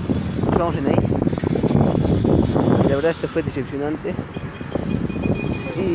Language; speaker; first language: Spanish; native; Spanish